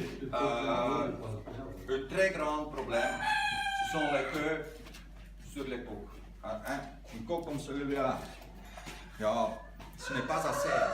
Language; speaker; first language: French; non-native, local second language; Dutch